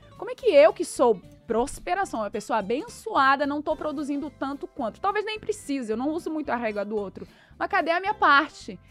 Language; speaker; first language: Portuguese; native; Portuguese